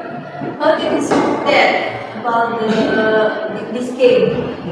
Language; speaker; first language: English; non-native, learner; Indonesian